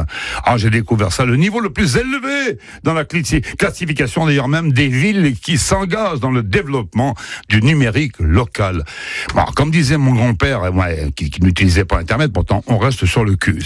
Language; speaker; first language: French; native; French